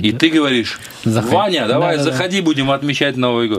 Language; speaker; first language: Russian; native; Russian